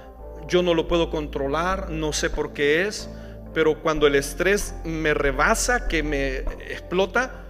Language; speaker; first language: Spanish; native; Spanish